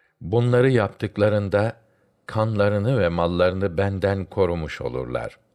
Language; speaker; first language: Turkish; native; Turkish